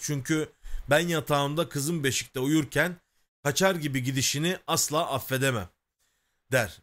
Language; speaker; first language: Turkish; native; Turkish